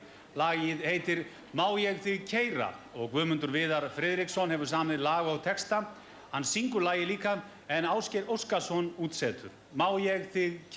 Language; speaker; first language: Icelandic; native; Icelandic